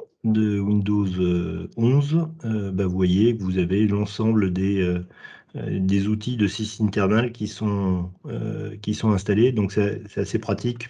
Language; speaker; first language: French; native; French